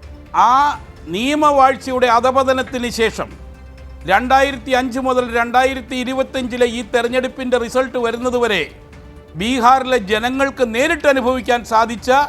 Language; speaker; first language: Malayalam; native; Malayalam